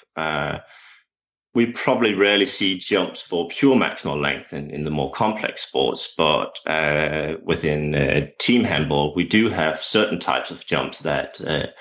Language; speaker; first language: English; non-native, fluent; Danish